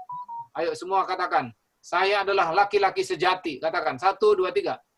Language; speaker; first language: Indonesian; native; Indonesian